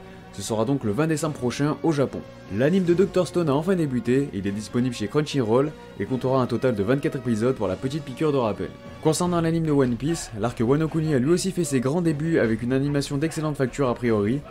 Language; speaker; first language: French; native; French